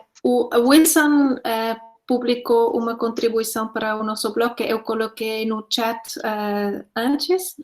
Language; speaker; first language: Portuguese; non-native, fluent; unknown